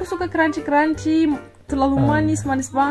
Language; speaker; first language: Indonesian; non-native, fluent; Turkish